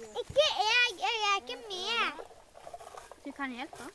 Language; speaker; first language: Norwegian; early bilingual, other home language; Thai